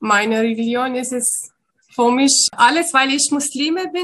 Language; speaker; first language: German; non-native, learner; Arabic